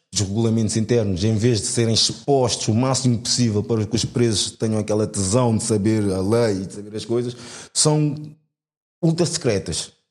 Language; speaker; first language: Portuguese; native; Portuguese